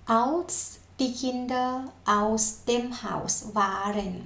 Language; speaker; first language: German; non-native, fluent; Thai